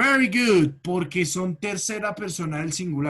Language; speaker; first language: Spanish; native; Spanish